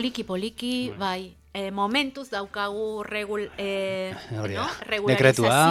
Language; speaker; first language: Basque; non-native, learner; Spanish